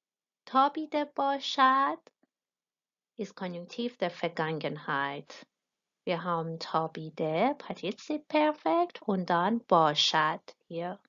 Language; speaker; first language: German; non-native, fluent; Persian